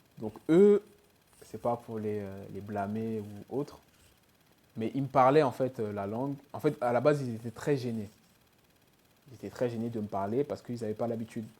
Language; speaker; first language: French; early bilingual, other home language; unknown